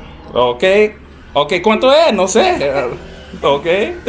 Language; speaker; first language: Spanish; non-native, learner; English